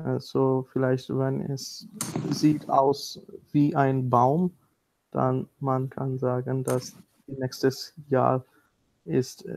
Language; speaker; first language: German; non-native, learner; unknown